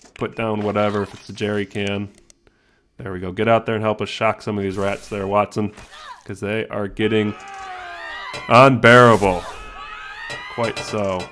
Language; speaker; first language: English; native; English